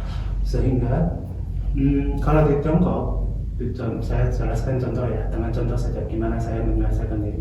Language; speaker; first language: Indonesian; non-native, fluent; Chinese